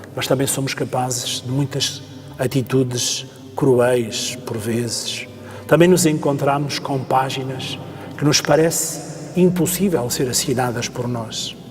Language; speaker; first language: Portuguese; native; Portuguese